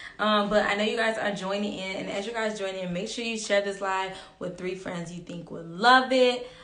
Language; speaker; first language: English; native; English